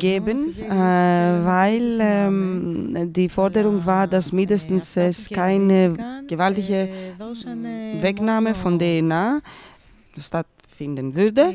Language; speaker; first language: German; non-native, fluent; Greek